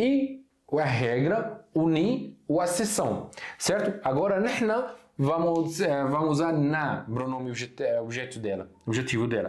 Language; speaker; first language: Portuguese; non-native, fluent; Arabic